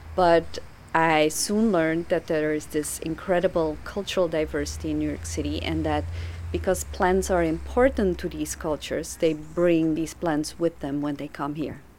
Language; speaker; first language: English; non-native, fluent; Dutch